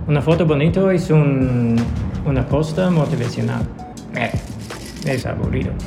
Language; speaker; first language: Spanish; non-native, learner; English